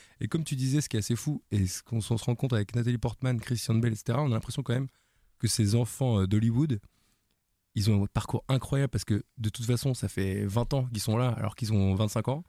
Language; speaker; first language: French; native; French